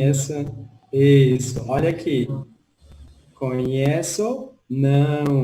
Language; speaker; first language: Portuguese; non-native, fluent; Spanish